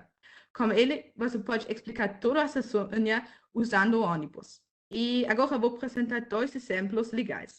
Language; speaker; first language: Portuguese; non-native, fluent; German